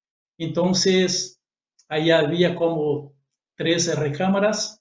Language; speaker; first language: Spanish; non-native, fluent; Portuguese